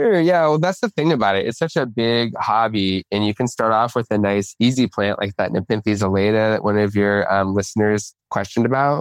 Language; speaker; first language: English; native; English